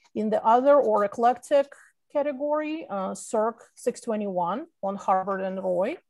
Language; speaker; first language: English; non-native, fluent; Russian